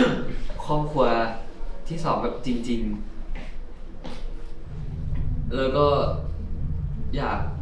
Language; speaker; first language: Thai; native; Thai